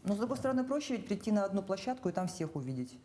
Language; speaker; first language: Russian; native; Russian